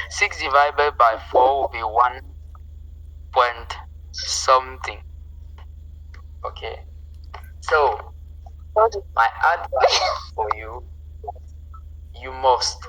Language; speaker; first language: English; non-native, local second language; French